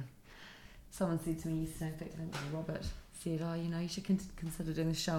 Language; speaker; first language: English; native; English